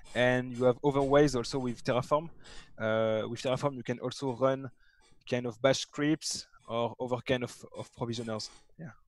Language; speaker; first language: English; non-native, fluent; French